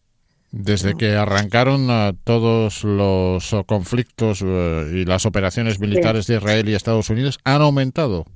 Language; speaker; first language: Spanish; native; Spanish